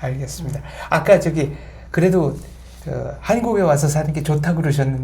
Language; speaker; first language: Korean; native; Korean